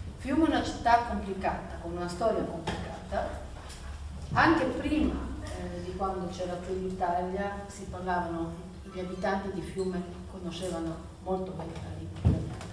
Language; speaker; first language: Italian; early bilingual, heritage; Italian